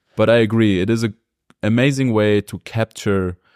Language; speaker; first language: English; non-native, fluent; German